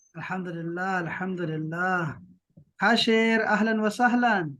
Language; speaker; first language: Arabic; non-native, fluent; Urdu